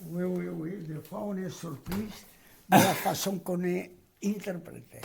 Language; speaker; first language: French; non-native, fluent; Spanish